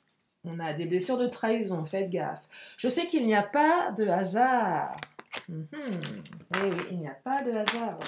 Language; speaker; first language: French; native; French